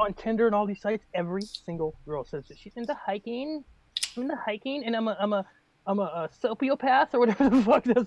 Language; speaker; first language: English; native; English